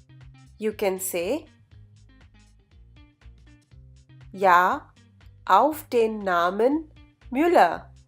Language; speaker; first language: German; non-native, fluent; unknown